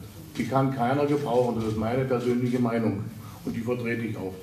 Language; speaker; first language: German; native; German